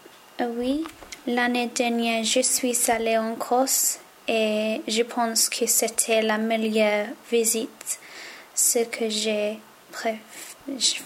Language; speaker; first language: French; non-native, learner; English